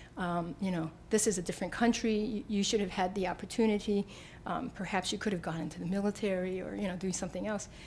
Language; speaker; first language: English; native; English